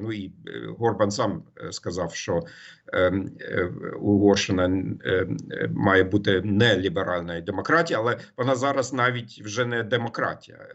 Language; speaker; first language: Ukrainian; non-native, fluent; German